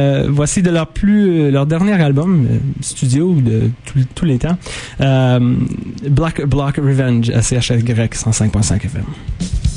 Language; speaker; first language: French; native; French